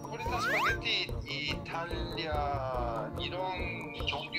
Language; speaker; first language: Korean; non-native, fluent; Italian